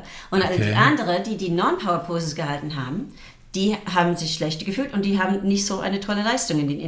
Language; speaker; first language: German; non-native, fluent; English